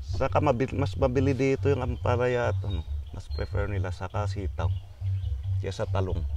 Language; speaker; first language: Filipino; non-native, local second language; Iloko